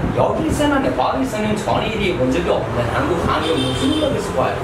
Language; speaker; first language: Korean; non-native, fluent; Nepali